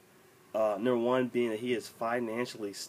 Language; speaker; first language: English; native; English